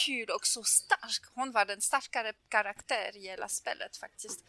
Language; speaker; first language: Swedish; non-native, fluent; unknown